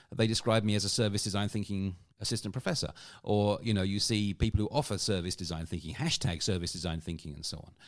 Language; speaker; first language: English; native; English